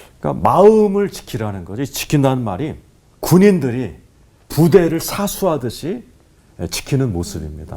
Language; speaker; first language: Korean; native; Korean